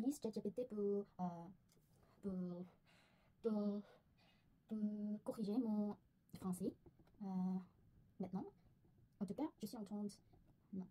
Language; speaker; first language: French; non-native, learner; Korean